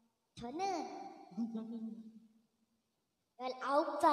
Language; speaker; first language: Korean; early bilingual, heritage; Korean